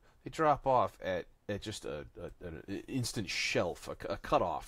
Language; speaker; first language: English; native; English